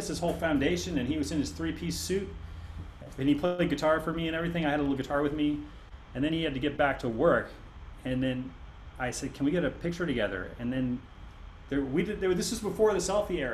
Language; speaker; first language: English; native; English